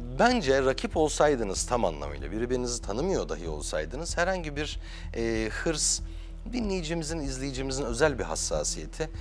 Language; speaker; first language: Turkish; native; Turkish